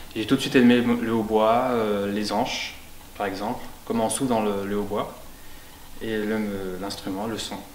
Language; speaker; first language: French; native; French